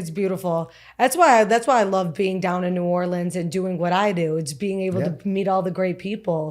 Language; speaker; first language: English; native; English